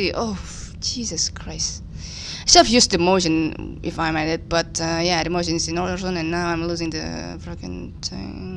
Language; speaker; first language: English; non-native, fluent; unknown